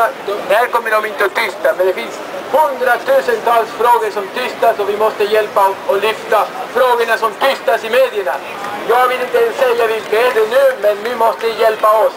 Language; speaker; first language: Swedish; non-native, learner; Spanish